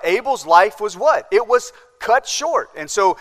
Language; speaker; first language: English; native; English